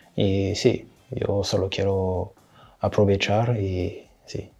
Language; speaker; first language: Spanish; non-native, learner; French